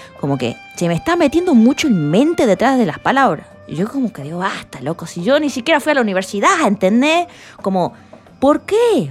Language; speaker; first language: Spanish; native; Spanish